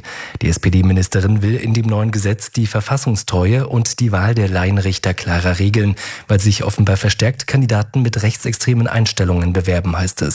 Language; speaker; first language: German; native; German